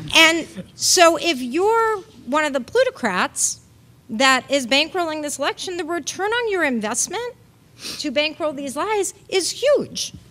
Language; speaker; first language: English; native; English